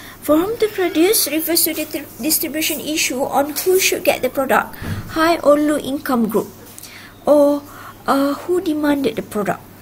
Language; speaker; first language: English; non-native, local second language; Malay